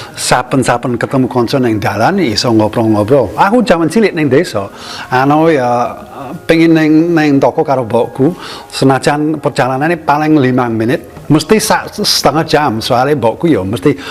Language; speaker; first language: Javanese; non-native, fluent; English